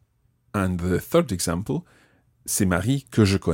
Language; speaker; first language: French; non-native, fluent; English